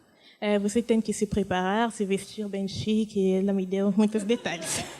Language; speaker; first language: Portuguese; non-native, fluent; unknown